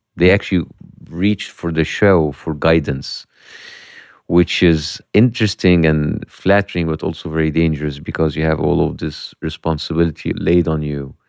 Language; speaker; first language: English; non-native, fluent; Arabic